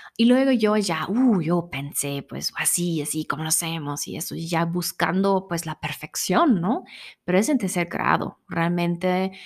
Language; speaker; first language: Spanish; non-native, fluent; German